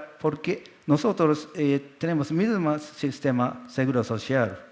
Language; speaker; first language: Spanish; non-native, learner; Japanese